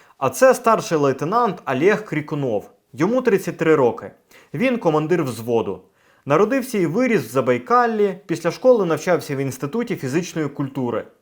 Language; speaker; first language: Ukrainian; native; Ukrainian